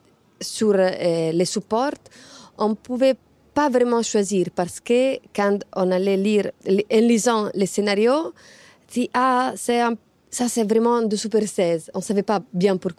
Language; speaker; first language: French; non-native, fluent; Italian